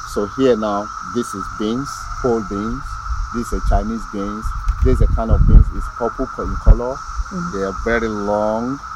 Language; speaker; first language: English; non-native, local second language; Yoruba